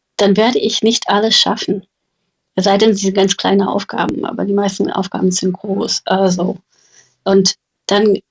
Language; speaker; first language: German; non-native, fluent; English